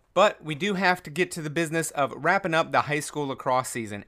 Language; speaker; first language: English; native; English